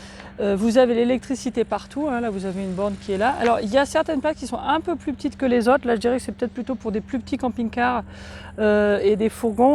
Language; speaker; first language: French; native; French